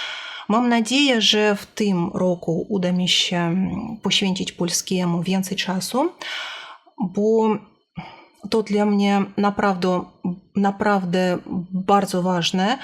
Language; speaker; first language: Polish; non-native, fluent; Russian